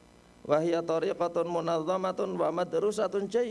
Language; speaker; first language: Arabic; non-native, fluent; Indonesian